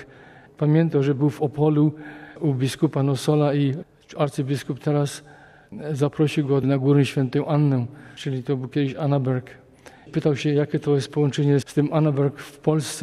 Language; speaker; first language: Polish; native; Polish